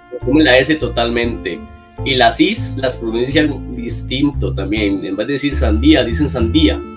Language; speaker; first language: Spanish; native; Spanish